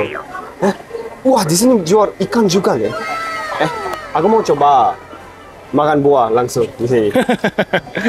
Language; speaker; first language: Indonesian; non-native, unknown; Japanese